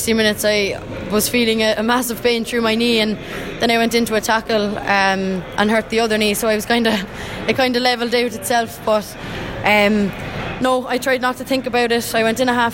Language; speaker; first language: English; native; English